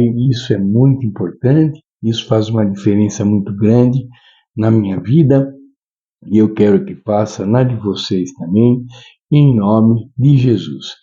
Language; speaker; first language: Portuguese; native; Portuguese